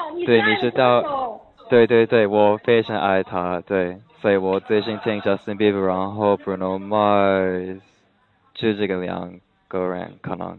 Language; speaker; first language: Chinese; non-native, learner; English